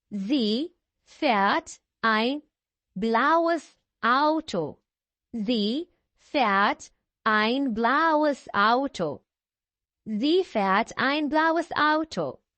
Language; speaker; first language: German; non-native, fluent; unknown